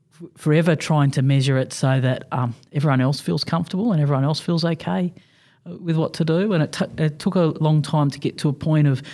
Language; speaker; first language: English; native; English